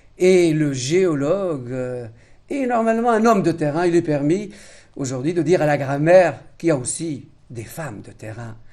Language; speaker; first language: French; non-native, local second language; Arabic